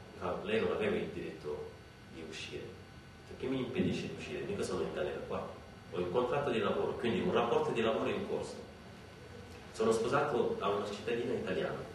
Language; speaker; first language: Italian; non-native, fluent; Wolof